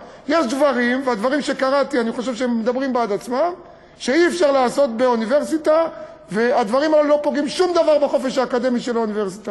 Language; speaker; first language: Hebrew; native; Hebrew